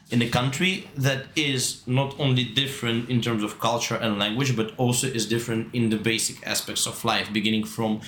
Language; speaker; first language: English; non-native, fluent; Russian